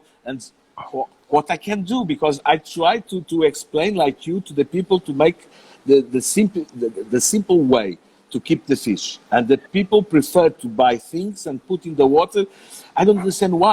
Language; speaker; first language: English; non-native, learner; Portuguese